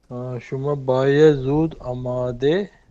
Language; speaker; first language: Persian; non-native, learner; Urdu